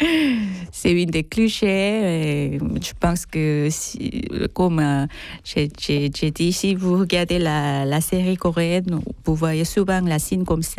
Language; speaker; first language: French; non-native, fluent; Korean